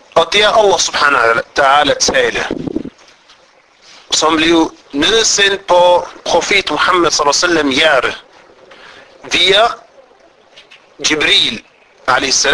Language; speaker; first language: Danish; non-native, fluent; Arabic